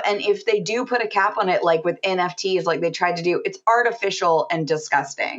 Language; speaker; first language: English; native; English